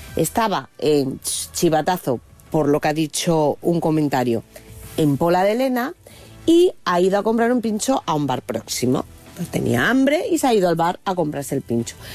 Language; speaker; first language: Spanish; native; Spanish